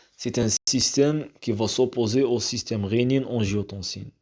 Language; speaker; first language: French; non-native, local second language; Arabic